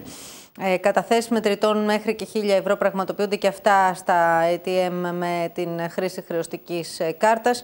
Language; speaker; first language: Greek; native; Greek